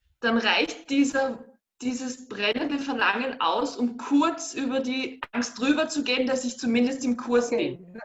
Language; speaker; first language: German; native; German